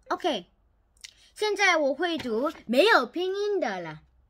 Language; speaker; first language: Chinese; non-native, learner; Korean